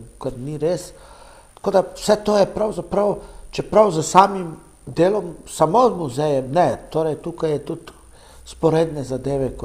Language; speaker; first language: Slovenian; non-native, local second language; Romany